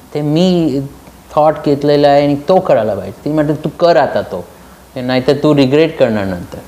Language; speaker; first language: Marathi; early bilingual, heritage; Marathi